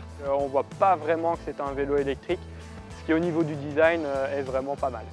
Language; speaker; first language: French; native; French